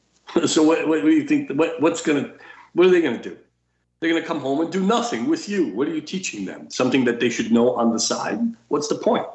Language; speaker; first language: English; early bilingual, other home language; Russian